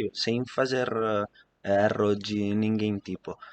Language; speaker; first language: Portuguese; non-native, fluent; Italian